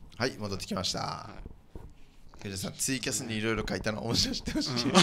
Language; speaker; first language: Japanese; native; Japanese